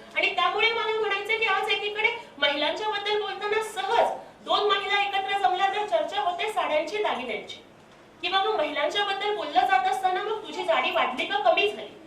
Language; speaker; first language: Marathi; non-native, local second language; Telugu